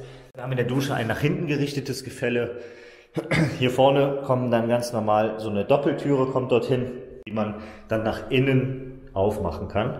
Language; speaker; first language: German; native; German